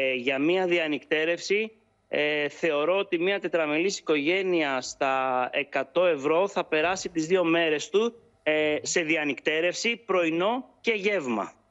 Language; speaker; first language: Greek; native; Greek